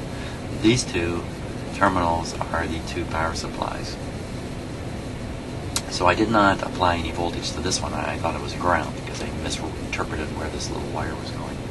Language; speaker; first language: English; native; English